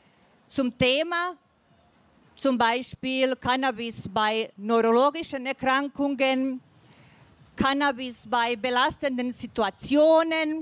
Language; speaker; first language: German; non-native, fluent; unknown